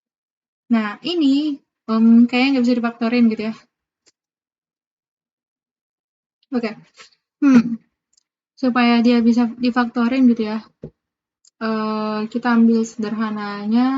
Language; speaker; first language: Indonesian; native; Indonesian